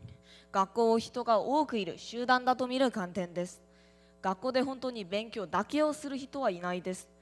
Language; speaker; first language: Japanese; non-native, learner; Korean